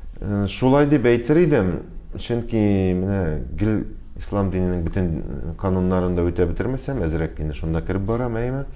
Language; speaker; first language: Tatar; native; Tatar